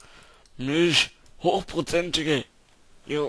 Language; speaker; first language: German; native; German